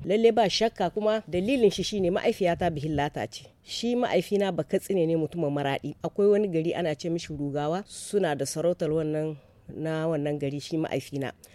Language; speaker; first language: Hausa; native; Hausa